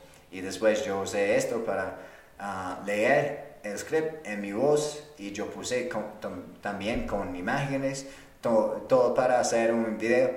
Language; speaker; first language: Spanish; non-native, fluent; English